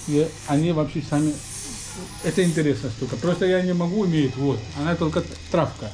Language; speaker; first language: Russian; non-native, learner; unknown